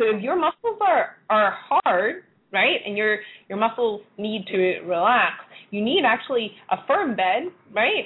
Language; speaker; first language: English; non-native, local second language; Cantonese